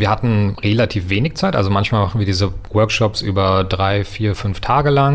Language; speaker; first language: German; native; German